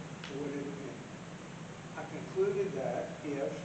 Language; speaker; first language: English; native; English